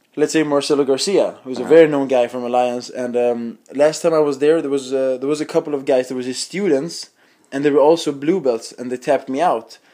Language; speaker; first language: English; non-native, fluent; Swedish